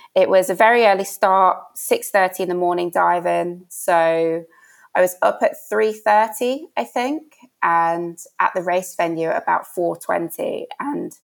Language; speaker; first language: English; native; English